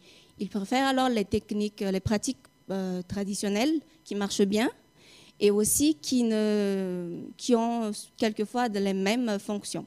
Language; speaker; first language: French; non-native, local second language; Malagasy